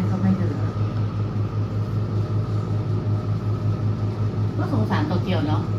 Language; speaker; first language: Thai; native; Thai